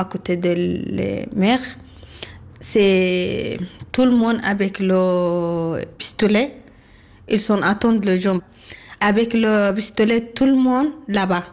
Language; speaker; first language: French; non-native, learner; Arabic